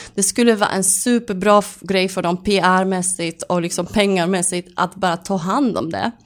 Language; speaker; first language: Swedish; non-native, fluent; Polish